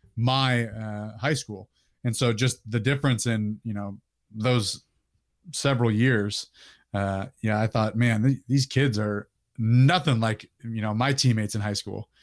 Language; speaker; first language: English; native; English